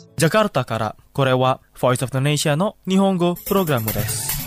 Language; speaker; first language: Japanese; non-native, fluent; Indonesian